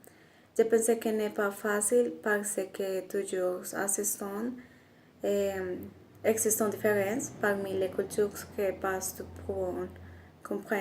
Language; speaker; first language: French; non-native, learner; Spanish